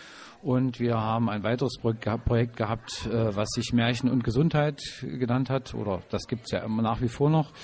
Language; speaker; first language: German; native; German